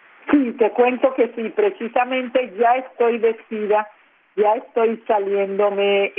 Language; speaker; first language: Spanish; non-native, local second language; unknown